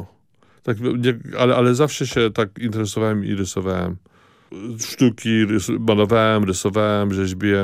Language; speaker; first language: Polish; early bilingual, heritage; Polish